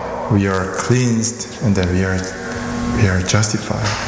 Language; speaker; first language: English; non-native, fluent; Korean